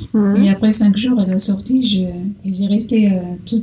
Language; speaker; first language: French; non-native, learner; Portuguese